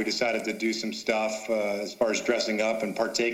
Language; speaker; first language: English; native; English